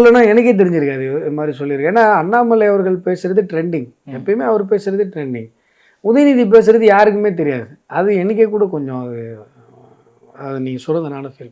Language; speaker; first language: Tamil; native; Tamil